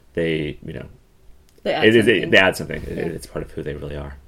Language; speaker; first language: English; native; English